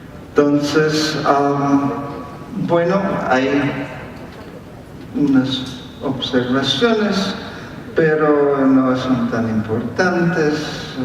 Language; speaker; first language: Spanish; non-native, fluent; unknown